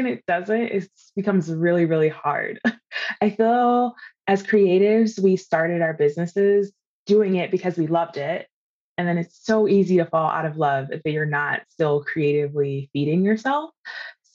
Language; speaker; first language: English; native; English